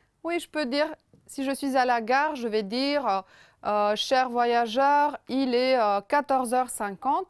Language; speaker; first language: French; non-native, fluent; Romanian